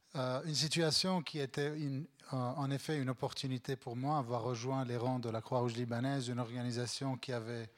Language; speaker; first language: French; non-native, local second language; Arabic